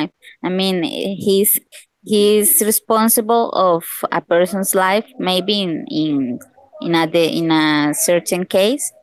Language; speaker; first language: English; non-native, learner; Spanish